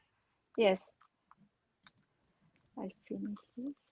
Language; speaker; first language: English; non-native, learner; Spanish